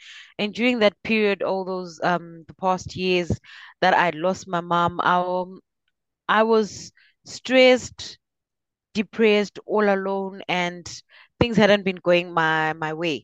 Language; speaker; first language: English; non-native, local second language; Shona